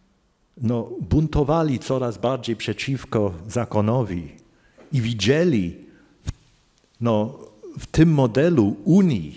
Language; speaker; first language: Polish; non-native, fluent; English